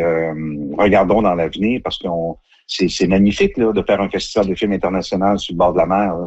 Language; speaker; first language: French; native; French